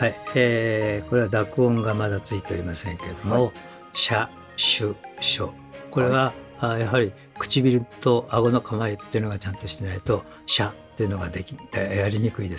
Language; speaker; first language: Japanese; native; Japanese